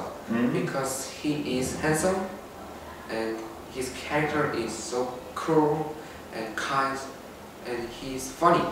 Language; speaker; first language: English; non-native, learner; Korean